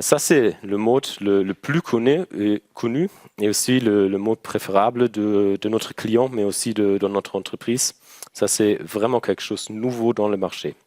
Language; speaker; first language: French; non-native, learner; German